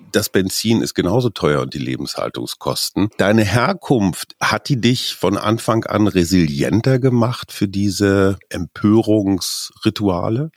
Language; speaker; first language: German; native; German